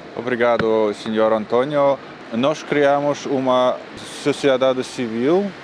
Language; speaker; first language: Portuguese; non-native, learner; Russian